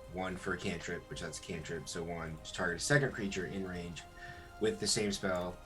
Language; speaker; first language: English; native; English